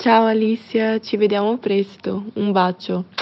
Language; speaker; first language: Portuguese; non-native, fluent; Italian